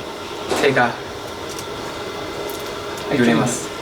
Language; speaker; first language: Japanese; non-native, fluent; Korean